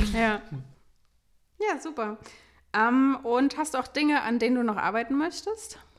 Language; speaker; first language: German; native; German